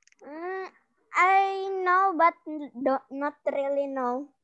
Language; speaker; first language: English; non-native, learner; Indonesian